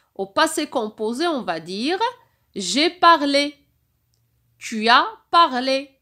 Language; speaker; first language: French; non-native, local second language; Arabic